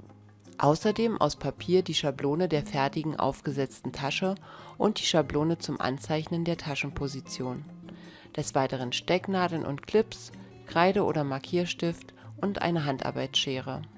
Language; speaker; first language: German; native; German